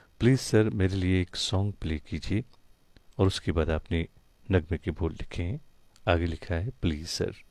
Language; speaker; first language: Hindi; non-native, local second language; Kashmiri